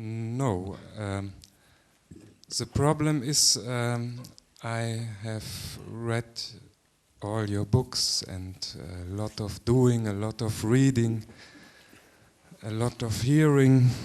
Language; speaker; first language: English; non-native, learner; German